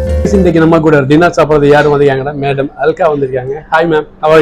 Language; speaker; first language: Tamil; native; Tamil